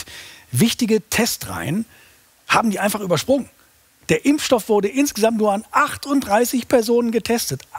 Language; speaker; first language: German; native; German